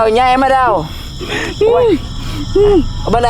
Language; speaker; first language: Vietnamese; non-native, learner; Indonesian